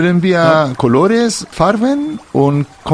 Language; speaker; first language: German; non-native, fluent; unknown